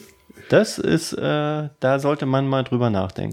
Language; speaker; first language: German; native; German